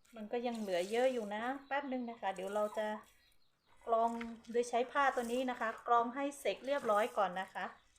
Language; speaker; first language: Thai; non-native, local second language; Hmong